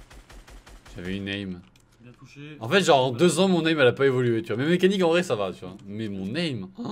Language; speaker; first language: French; native; French